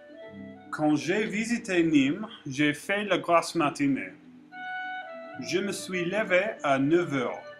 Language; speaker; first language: French; non-native, learner; English